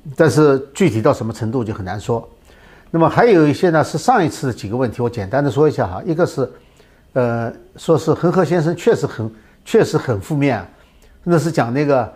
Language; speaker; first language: Chinese; native; Chinese